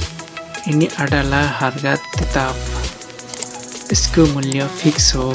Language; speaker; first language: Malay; non-native, learner; Nepali